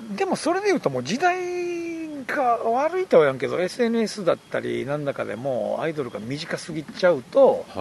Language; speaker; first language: Japanese; native; Japanese